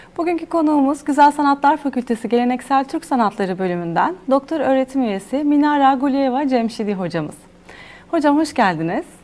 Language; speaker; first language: Turkish; native; Turkish